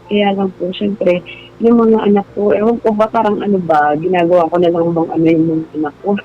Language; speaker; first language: Filipino; native; Filipino